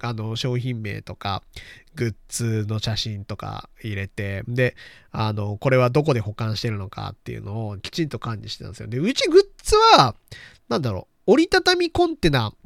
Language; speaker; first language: Japanese; native; Japanese